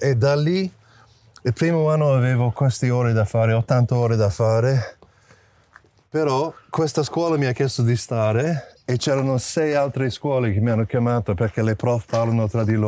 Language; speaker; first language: Italian; non-native, fluent; English